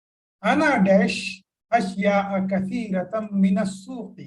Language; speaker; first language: Arabic; non-native, fluent; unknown